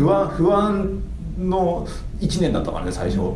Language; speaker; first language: Japanese; native; Japanese